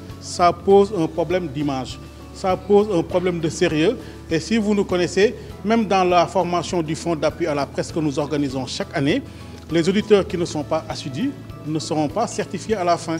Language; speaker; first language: French; non-native, local second language; Wolof